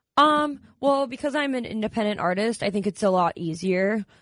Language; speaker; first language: English; native; English